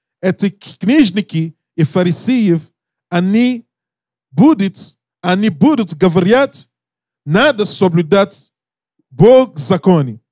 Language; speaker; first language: Russian; non-native, learner; English